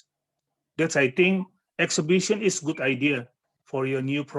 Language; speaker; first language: English; non-native, fluent; Indonesian